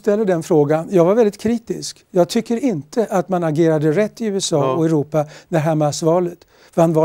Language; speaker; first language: Swedish; native; Swedish